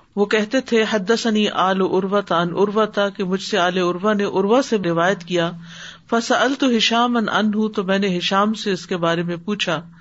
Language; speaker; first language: Urdu; native; Urdu